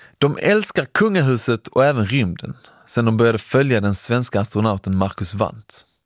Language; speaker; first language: Swedish; early bilingual, other home language; Persian